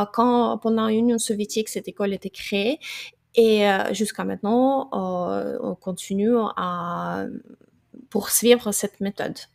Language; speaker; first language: French; non-native, fluent; Ukrainian